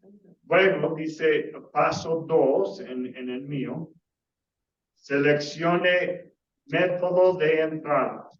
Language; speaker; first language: Spanish; non-native, fluent; English